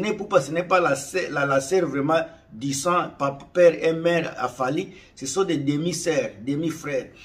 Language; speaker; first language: French; non-native, local second language; Lingala